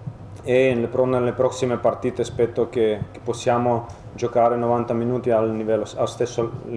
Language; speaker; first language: Italian; non-native, fluent; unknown